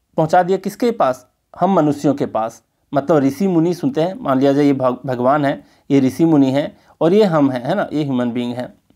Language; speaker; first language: Hindi; native; Hindi